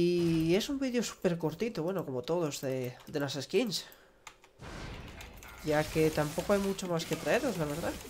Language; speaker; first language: Spanish; native; Spanish